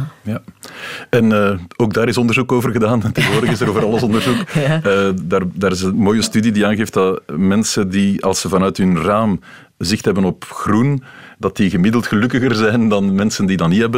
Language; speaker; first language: Dutch; native; Dutch